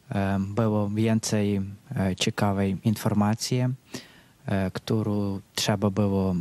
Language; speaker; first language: Polish; early bilingual, heritage; Polish